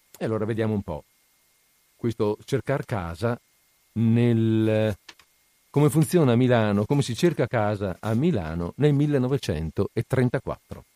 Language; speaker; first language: Italian; native; Italian